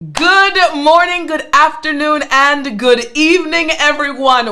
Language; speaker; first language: English; native; English